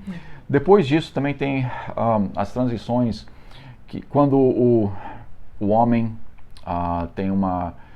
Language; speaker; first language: Portuguese; non-native, fluent; English